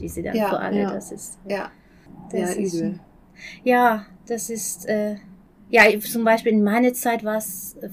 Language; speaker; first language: German; non-native, fluent; Persian